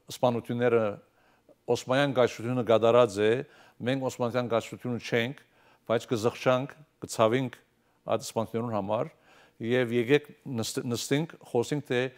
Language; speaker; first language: Armenian; early bilingual, heritage; Armenian